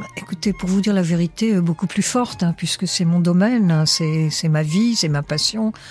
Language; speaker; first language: French; early bilingual, heritage; French